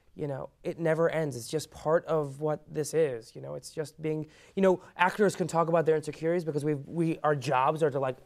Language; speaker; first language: English; early bilingual, other home language; Persian